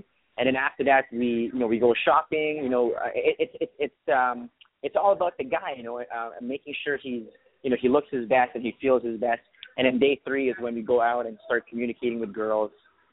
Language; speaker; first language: English; non-native, fluent; Arabic